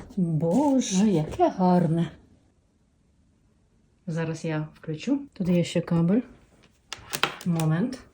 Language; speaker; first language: Ukrainian; native; Ukrainian